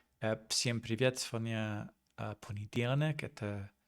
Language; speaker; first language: Russian; non-native, learner; English